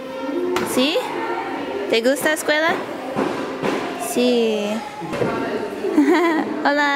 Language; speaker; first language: Spanish; non-native, learner; English